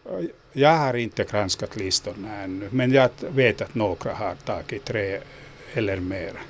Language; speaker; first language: Swedish; non-native, local second language; Finnish